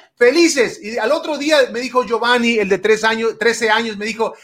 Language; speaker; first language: Spanish; native; Spanish